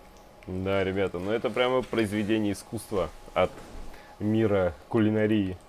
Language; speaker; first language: Russian; native; Russian